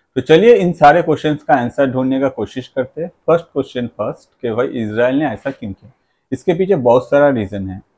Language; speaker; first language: Hindi; non-native, local second language; Bangla